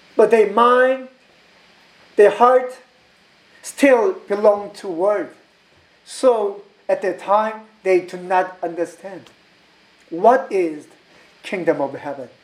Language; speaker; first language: English; non-native, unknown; Korean